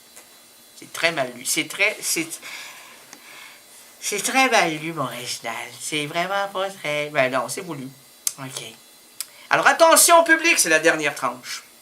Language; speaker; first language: French; native; French